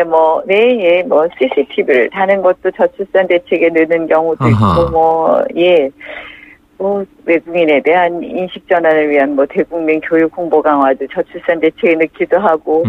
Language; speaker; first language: Korean; native; Korean